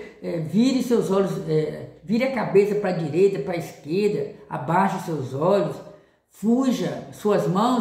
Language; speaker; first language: Portuguese; native; Portuguese